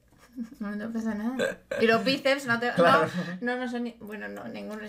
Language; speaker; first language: Spanish; native; Spanish